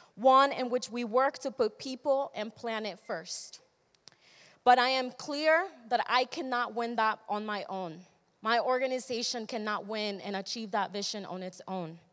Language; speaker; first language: English; early bilingual, other home language; Spanish